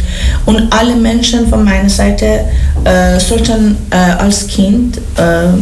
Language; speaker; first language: German; non-native, learner; Persian